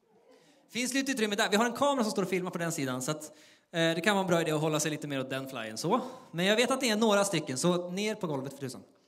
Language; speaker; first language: Swedish; native; Swedish